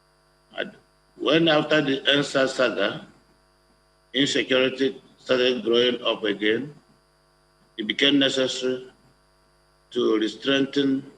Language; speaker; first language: English; non-native, local second language; Igbo